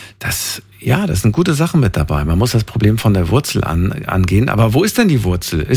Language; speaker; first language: German; native; German